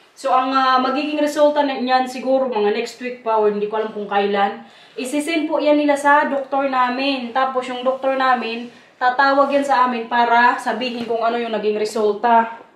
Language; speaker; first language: Filipino; non-native, local second language; Waray